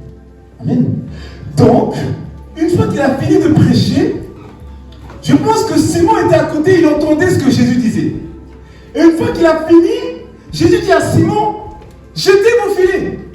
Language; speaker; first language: French; native; French